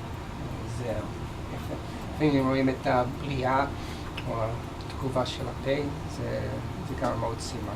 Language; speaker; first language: Hebrew; non-native, fluent; English